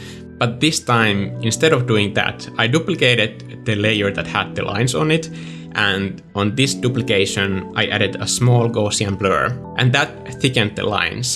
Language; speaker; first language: English; non-native, fluent; Finnish